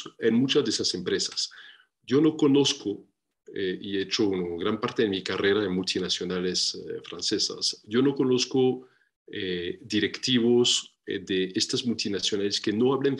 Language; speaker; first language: Spanish; non-native, fluent; French